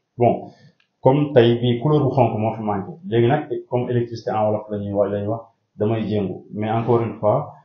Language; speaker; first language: Wolof; native; Wolof